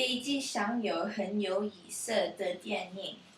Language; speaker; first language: Chinese; non-native, learner; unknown